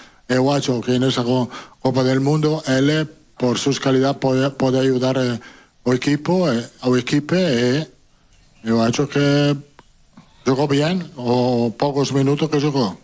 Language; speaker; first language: Portuguese; non-native, learner; Italian